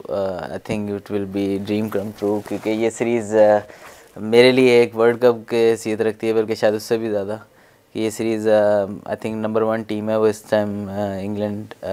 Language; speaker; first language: Urdu; non-native, local second language; Punjabi